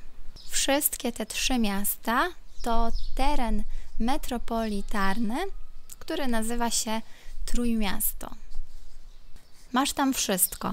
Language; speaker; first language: Polish; non-native, local second language; Ukrainian